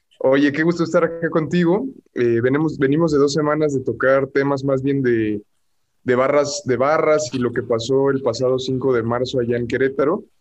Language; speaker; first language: Spanish; native; Spanish